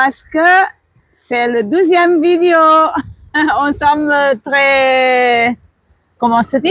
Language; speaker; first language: French; non-native, learner; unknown